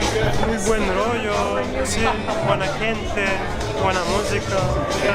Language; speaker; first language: Spanish; non-native, fluent; Serbian